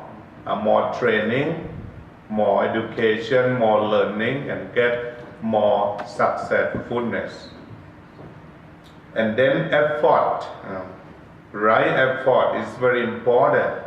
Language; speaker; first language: English; non-native, learner; Thai